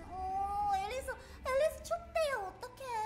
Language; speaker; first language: Korean; native; Korean